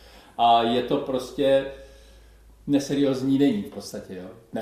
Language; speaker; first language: Czech; native; Czech